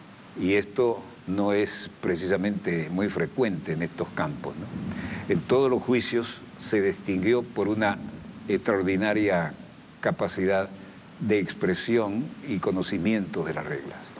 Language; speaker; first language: Spanish; native; Spanish